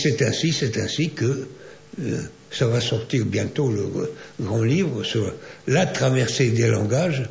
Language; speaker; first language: French; native; French